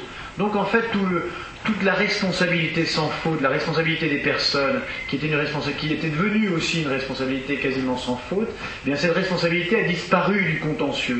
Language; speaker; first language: French; native; French